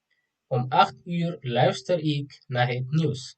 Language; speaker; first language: Dutch; non-native, fluent; Tigrinya